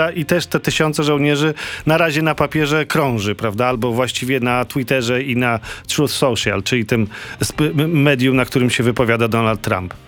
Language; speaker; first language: Polish; native; Polish